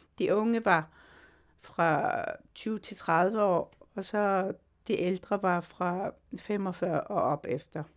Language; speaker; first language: Danish; non-native, local second language; Kalaallisut